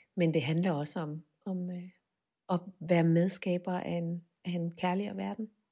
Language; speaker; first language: Danish; native; Danish